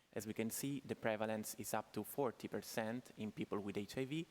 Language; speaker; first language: English; non-native, fluent; Italian